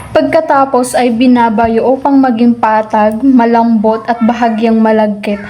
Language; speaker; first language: Filipino; non-native, local second language; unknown